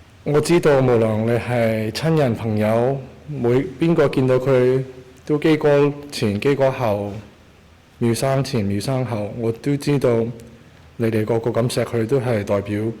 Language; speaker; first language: Cantonese; early bilingual, heritage; Cantonese